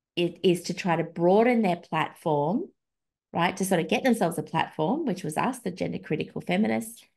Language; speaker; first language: English; native; English